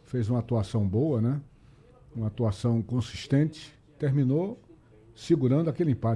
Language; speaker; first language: Portuguese; native; Portuguese